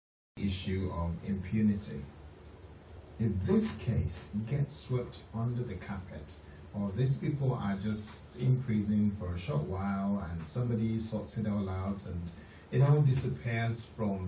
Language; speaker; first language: English; non-native, local second language; Yoruba